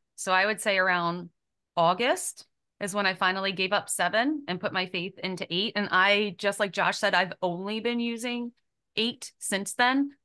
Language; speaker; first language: English; native; English